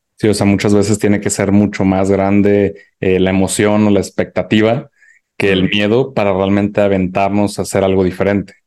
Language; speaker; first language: Spanish; native; Spanish